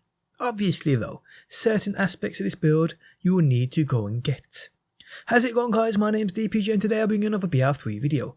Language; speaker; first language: English; native; English